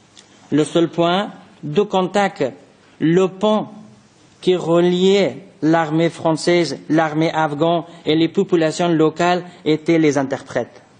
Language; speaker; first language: French; non-native, fluent; Persian